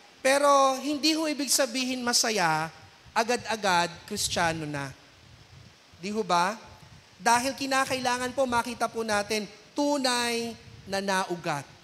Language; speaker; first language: Filipino; native; Filipino